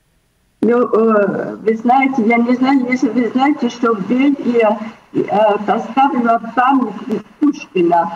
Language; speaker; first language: Russian; early bilingual, heritage; Russian